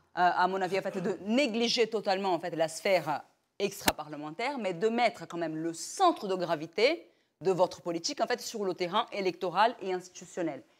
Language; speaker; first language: French; non-native, fluent; Portuguese